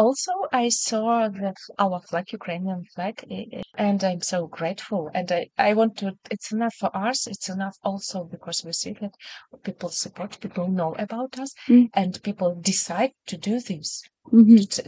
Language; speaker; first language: English; non-native, learner; Ukrainian